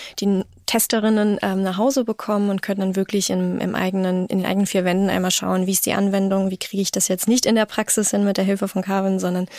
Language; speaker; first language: German; native; German